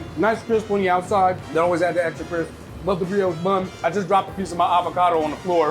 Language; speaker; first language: English; native; English